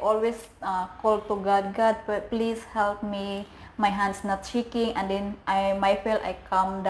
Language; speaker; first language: English; non-native, learner; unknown